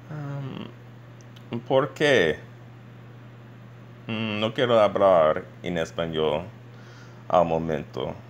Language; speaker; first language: Spanish; non-native, learner; English